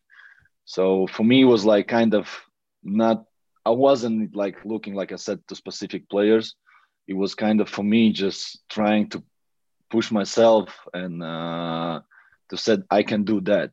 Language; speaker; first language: English; non-native, fluent; Latvian